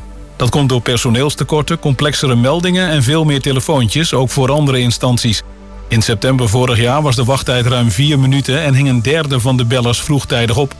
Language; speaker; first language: Dutch; native; Dutch